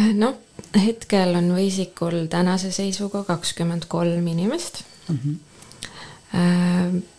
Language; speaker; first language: Estonian; non-native, local second language; Russian